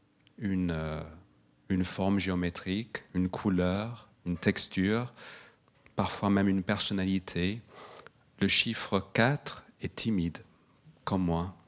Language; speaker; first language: French; non-native, fluent; English